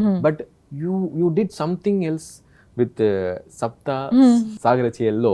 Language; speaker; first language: Tamil; native; Tamil